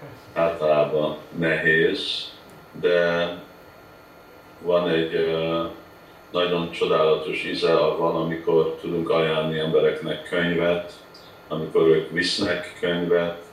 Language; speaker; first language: Hungarian; early bilingual, heritage; Hungarian